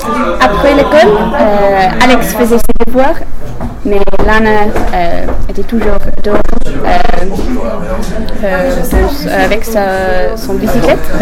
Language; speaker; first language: French; non-native, learner; English